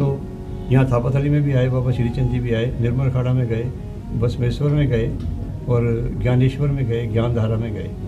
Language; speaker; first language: Hindi; non-native, local second language; Punjabi